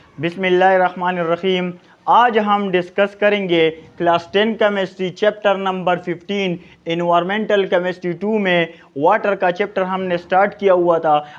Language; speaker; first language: Urdu; non-native, local second language; Pashto